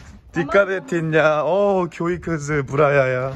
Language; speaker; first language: Turkish; non-native, learner; Korean